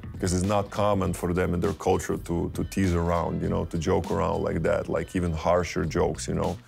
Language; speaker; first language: English; non-native, fluent; Lithuanian